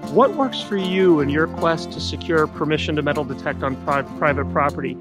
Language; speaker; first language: English; native; English